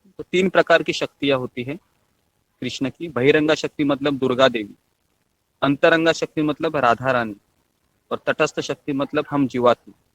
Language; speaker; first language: Hindi; non-native, local second language; Marathi